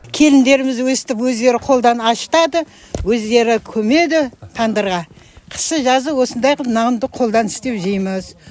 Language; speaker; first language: Kazakh; early bilingual, heritage; Kazakh